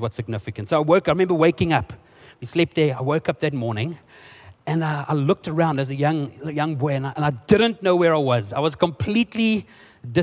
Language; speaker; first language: English; non-native, local second language; Afrikaans